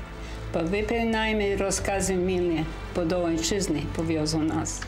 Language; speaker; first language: Polish; native; Polish